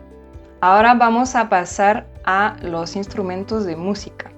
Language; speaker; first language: Spanish; non-native, fluent; French